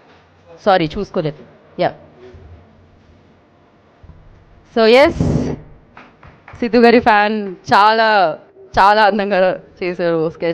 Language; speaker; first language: Telugu; native; Telugu